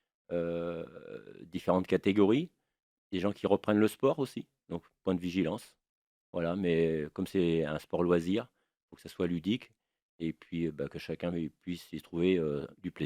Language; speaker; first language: French; native; French